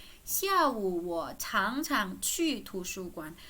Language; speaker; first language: Chinese; non-native, fluent; Indonesian